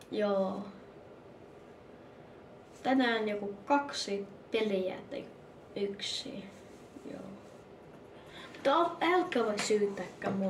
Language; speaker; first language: Finnish; early bilingual, other home language; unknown